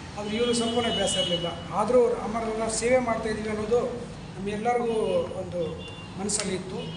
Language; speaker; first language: Kannada; non-native, local second language; Hindi